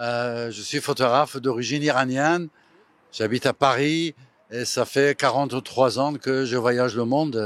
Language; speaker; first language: French; non-native, fluent; Persian